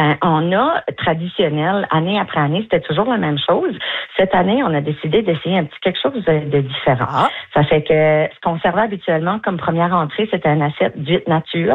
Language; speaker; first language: French; native; French